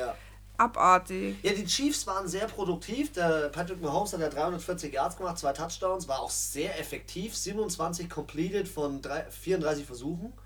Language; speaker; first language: German; native; German